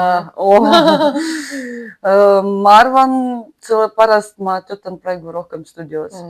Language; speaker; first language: Estonian; non-native, learner; Russian